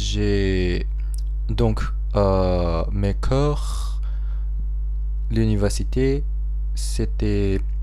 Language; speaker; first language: French; non-native, learner; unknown